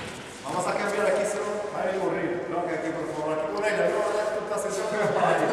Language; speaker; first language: Spanish; non-native, learner; Portuguese